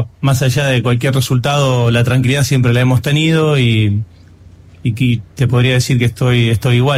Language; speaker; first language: Spanish; native; Spanish